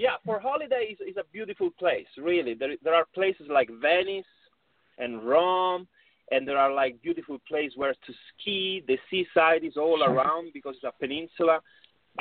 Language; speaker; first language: English; non-native, fluent; Italian